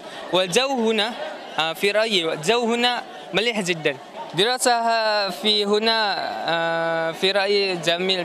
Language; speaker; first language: Arabic; non-native, learner; Malay